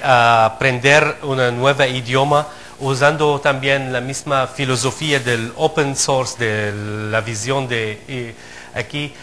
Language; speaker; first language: Spanish; non-native, fluent; Arabic